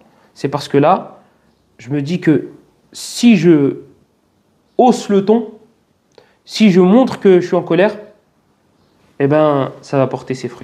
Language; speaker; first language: French; native; French